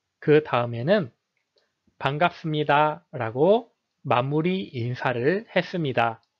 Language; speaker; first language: Korean; native; Korean